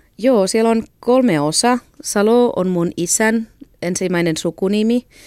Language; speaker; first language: Finnish; non-native, fluent; Catalan